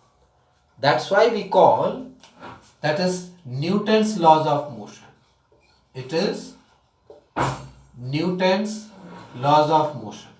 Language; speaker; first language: English; non-native, local second language; Tamil